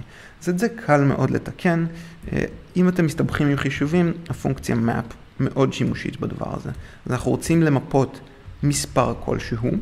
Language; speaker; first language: Hebrew; native; Hebrew